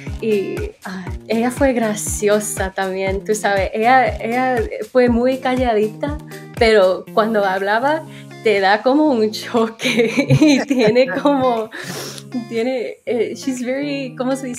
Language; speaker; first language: Spanish; early bilingual, other home language; English